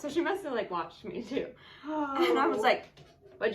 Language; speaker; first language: English; native; English